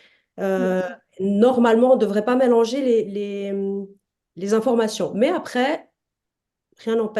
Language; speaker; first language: French; native; French